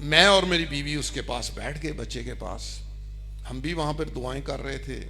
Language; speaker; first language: Urdu; non-native, local second language; Punjabi